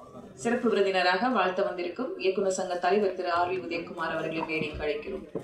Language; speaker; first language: Tamil; native; Tamil